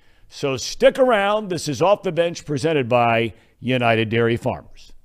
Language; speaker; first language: English; native; English